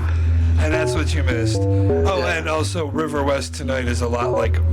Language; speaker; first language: English; native; English